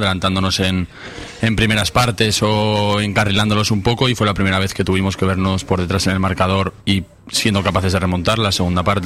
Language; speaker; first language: Spanish; native; Spanish